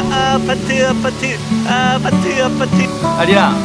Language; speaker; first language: Korean; native; Korean